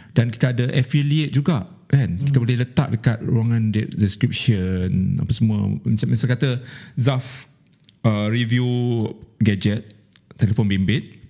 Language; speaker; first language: Malay; native; Malay